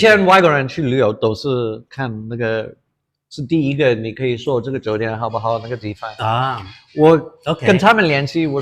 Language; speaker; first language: Chinese; non-native, fluent; English